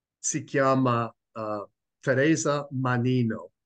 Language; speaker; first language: Italian; non-native, learner; English